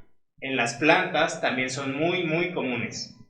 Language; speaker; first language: Spanish; native; Spanish